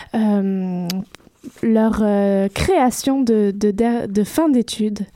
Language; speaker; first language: French; native; French